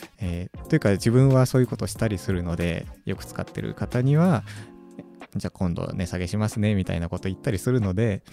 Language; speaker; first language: Japanese; native; Japanese